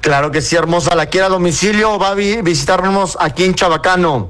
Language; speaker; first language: Spanish; native; Spanish